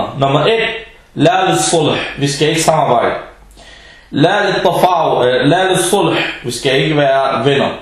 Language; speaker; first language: Danish; early bilingual, other home language; Arabic